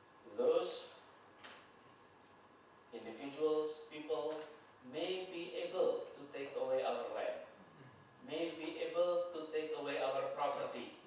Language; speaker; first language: English; non-native, fluent; Indonesian